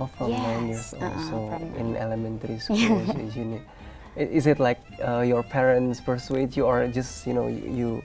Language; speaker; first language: English; non-native, fluent; Indonesian